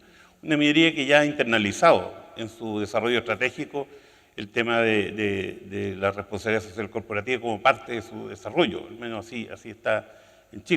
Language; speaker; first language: Spanish; native; Spanish